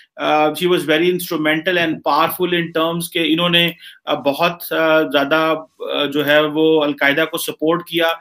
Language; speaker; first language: Hindi; native; Hindi